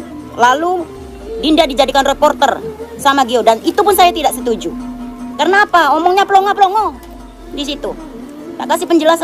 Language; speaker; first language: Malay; non-native, local second language; Javanese